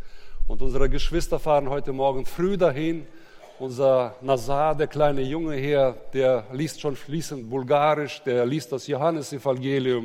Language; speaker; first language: German; native; German